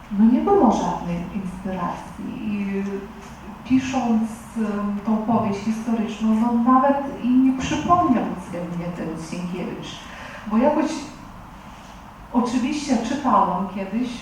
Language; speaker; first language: Polish; non-native, fluent; Lithuanian